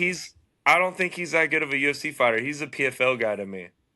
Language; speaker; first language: English; native; English